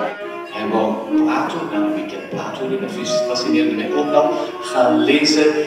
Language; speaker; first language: Dutch; native; Dutch